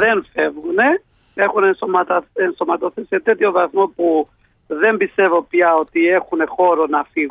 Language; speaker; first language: Greek; non-native, fluent; Albanian